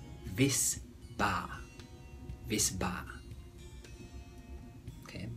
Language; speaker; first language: Danish; non-native, fluent; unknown